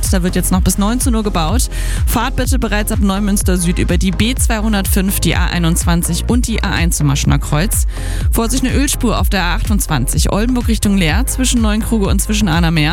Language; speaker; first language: German; native; German